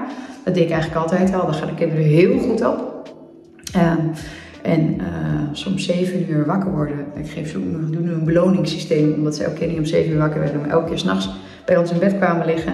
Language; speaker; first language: Dutch; native; Dutch